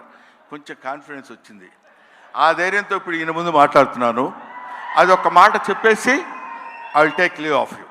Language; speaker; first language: Telugu; native; Telugu